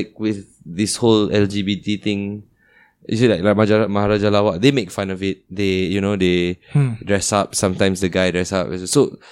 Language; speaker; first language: English; non-native, local second language; Malay